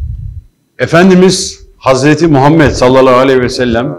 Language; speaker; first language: Turkish; native; Turkish